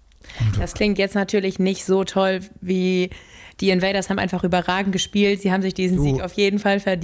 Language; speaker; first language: German; native; German